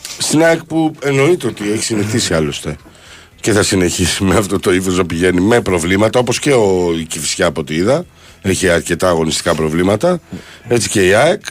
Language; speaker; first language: Greek; native; Greek